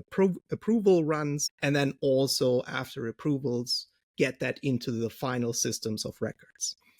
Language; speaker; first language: English; non-native, fluent; German